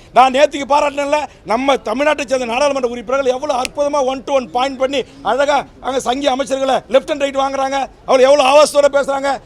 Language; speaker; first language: Tamil; native; Tamil